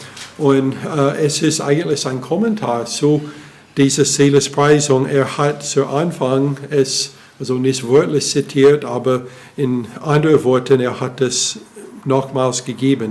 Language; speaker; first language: German; non-native, fluent; English